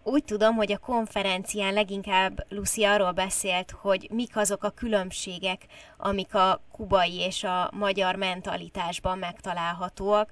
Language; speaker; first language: Hungarian; native; Hungarian